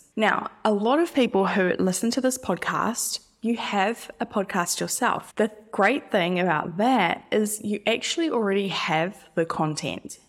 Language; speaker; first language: English; native; English